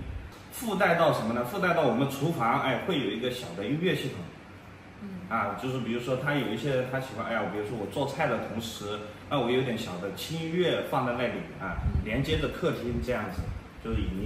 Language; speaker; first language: Chinese; native; Chinese